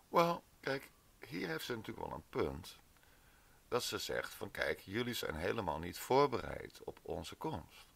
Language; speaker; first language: Dutch; native; Dutch